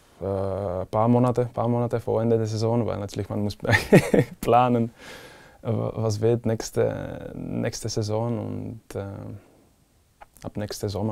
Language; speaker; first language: German; non-native, fluent; Czech